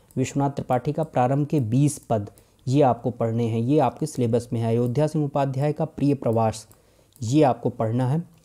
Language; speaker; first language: Hindi; native; Hindi